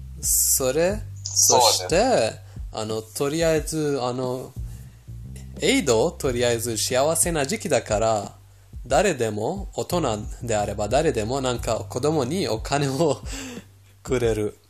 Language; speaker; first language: Japanese; non-native, fluent; Persian